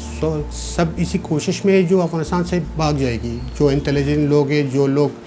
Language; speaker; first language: Hindi; non-native, fluent; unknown